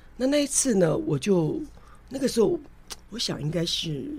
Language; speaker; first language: Chinese; native; Chinese